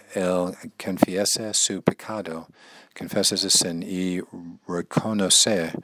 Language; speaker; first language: English; native; English